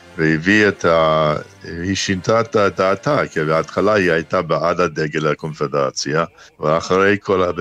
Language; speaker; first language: Hebrew; non-native, fluent; English